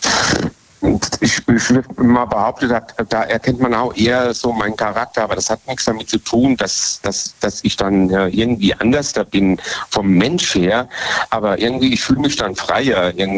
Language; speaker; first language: German; native; German